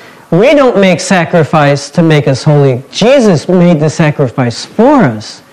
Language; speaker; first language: English; native; English